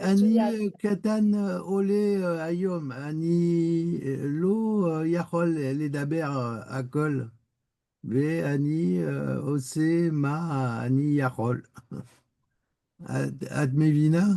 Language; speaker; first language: Hebrew; non-native, learner; French